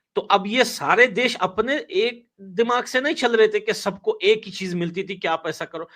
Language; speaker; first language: Hindi; non-native, fluent; Pashto